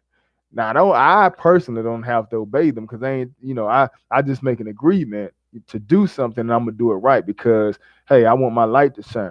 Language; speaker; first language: English; native; English